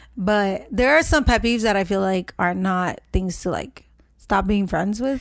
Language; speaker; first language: English; early bilingual, other home language; Spanish